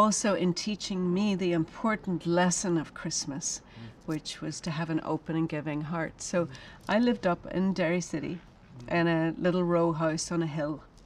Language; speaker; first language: English; native; English